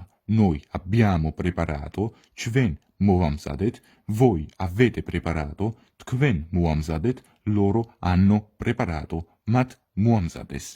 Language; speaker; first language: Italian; non-native, fluent; Georgian